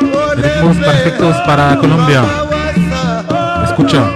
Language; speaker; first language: Spanish; non-native, learner; French